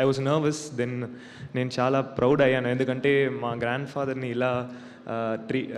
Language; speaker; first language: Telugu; non-native, learner; Tamil